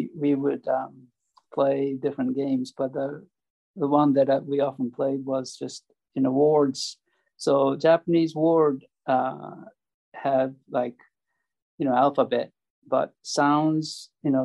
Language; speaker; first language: English; non-native, fluent; Japanese